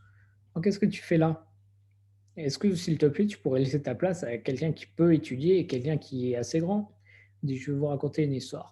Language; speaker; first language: French; native; French